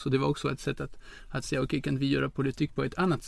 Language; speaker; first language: Swedish; non-native, fluent; French